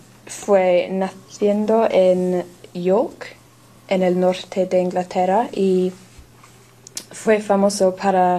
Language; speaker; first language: Spanish; non-native, learner; English